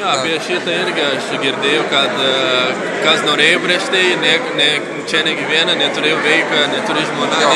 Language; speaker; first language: Lithuanian; non-native, learner; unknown